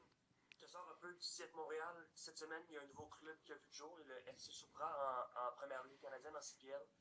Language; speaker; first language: French; native; French